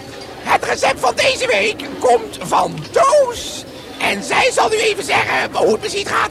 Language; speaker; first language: Dutch; native; Dutch